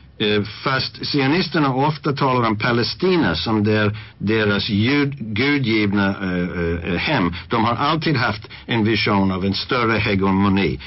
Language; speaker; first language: Swedish; non-native, fluent; English